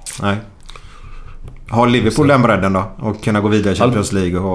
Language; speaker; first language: Swedish; native; Swedish